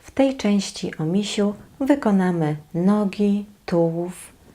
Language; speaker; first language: Polish; native; Polish